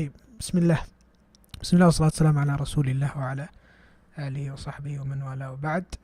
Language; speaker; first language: Arabic; non-native, fluent; English